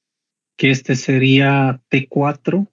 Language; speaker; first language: Spanish; native; Spanish